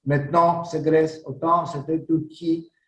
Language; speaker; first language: French; non-native, learner; Greek